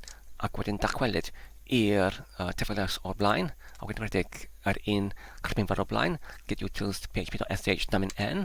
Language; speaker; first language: Welsh; non-native, learner; Polish